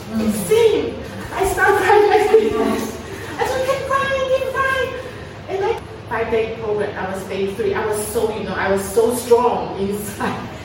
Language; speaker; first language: English; non-native, fluent; Chinese